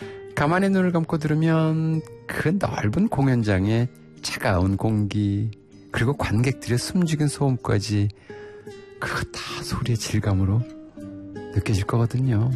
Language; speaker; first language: Korean; native; Korean